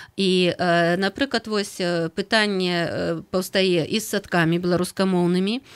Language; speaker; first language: Belarusian; native; Belarusian